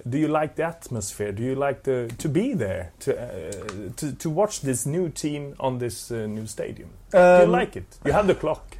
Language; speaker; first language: English; non-native, fluent; Swedish